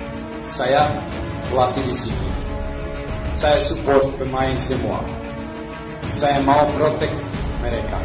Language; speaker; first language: Indonesian; non-native, learner; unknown